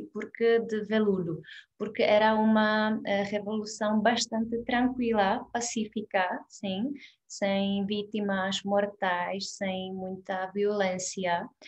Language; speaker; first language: Portuguese; non-native, fluent; Czech